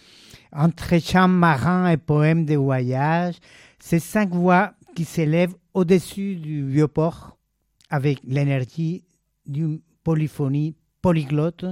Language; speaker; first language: French; non-native, fluent; Spanish